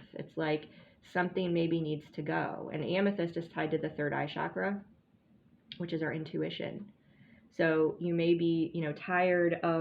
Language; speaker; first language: English; native; English